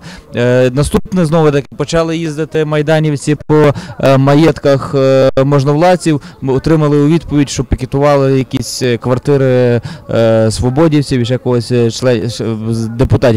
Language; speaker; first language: Ukrainian; native; Ukrainian